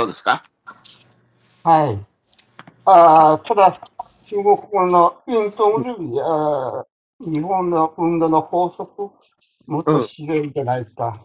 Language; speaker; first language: Japanese; non-native, learner; Chinese